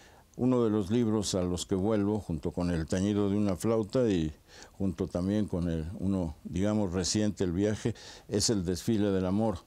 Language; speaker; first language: Spanish; native; Spanish